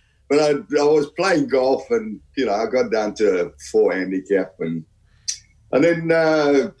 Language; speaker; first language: English; native; English